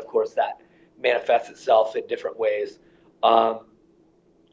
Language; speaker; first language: English; native; English